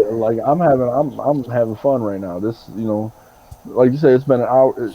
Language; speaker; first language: English; native; English